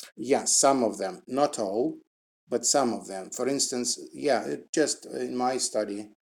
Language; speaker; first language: English; non-native, fluent; Russian